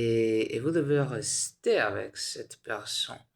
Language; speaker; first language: French; non-native, learner; Spanish